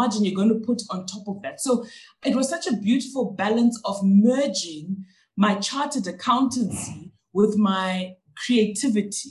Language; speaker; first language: English; non-native, local second language; Shona